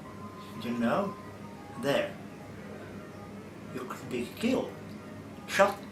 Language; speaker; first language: English; non-native, learner; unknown